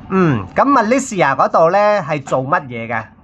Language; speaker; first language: Cantonese; native; Cantonese